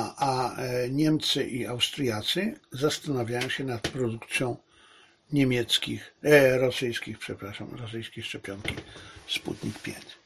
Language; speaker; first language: Polish; native; Polish